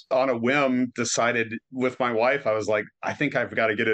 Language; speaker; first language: English; native; English